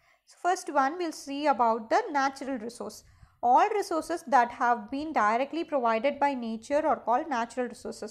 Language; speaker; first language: English; non-native, local second language; Tamil